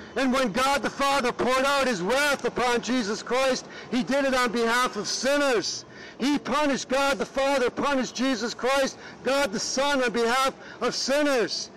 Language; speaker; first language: English; native; English